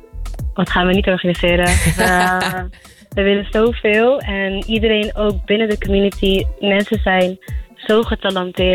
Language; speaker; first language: Dutch; early bilingual, other home language; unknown